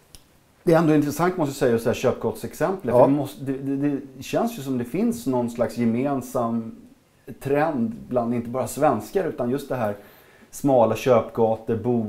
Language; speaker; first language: Swedish; native; Swedish